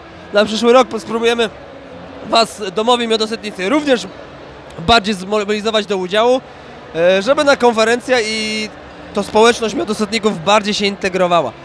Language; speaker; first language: Polish; native; Polish